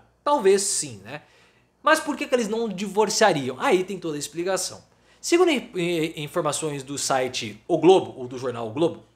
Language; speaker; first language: Portuguese; native; Portuguese